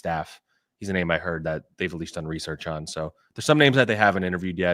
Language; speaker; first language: English; native; English